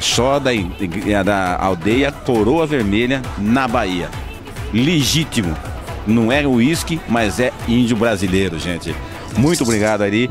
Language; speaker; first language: Portuguese; native; Portuguese